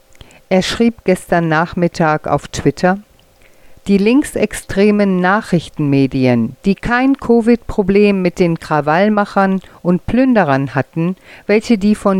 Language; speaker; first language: German; native; German